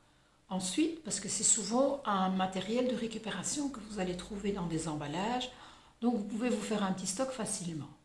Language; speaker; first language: French; native; French